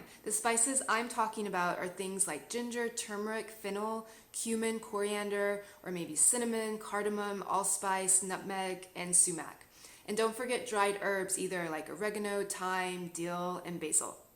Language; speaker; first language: English; native; English